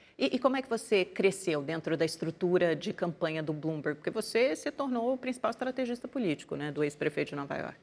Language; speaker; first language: Portuguese; native; Portuguese